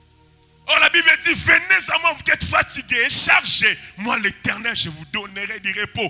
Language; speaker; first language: French; non-native, local second language; Lingala